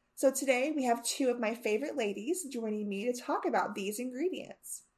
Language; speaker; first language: English; native; English